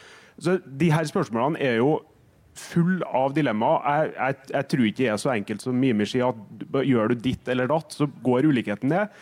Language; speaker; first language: Norwegian; native; Norwegian